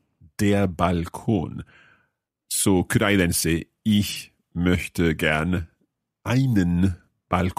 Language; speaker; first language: German; non-native, learner; English